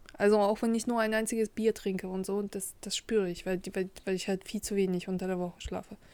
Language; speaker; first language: German; early bilingual, other home language; Russian